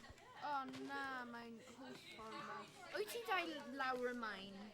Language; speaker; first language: Welsh; non-native, local second language; English